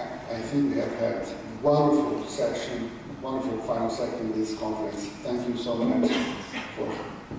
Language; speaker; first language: English; non-native, fluent; Portuguese